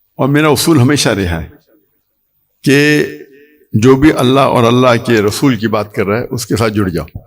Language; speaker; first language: Urdu; non-native, local second language; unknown